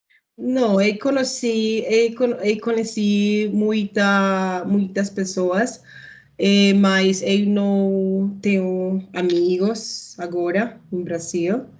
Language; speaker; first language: Portuguese; non-native, learner; Spanish